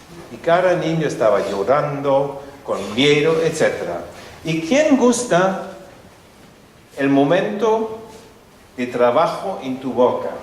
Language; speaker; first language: Spanish; non-native, fluent; German